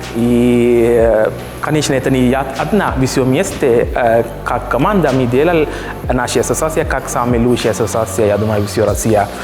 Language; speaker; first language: Russian; non-native, learner; Sinhala